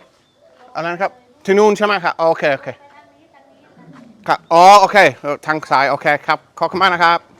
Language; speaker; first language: Thai; non-native, learner; English